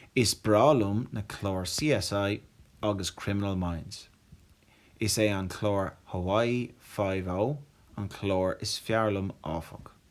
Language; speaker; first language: Irish; non-native, local second language; English